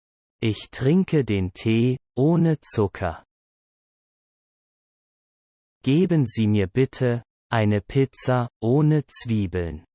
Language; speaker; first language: German; non-native, learner; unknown